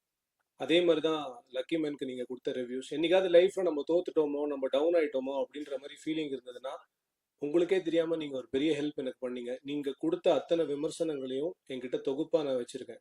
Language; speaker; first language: Tamil; native; Tamil